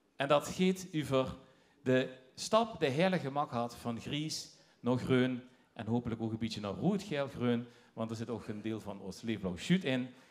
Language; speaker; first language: Dutch; native; Dutch